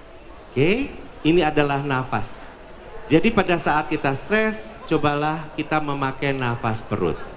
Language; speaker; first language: Indonesian; native; Indonesian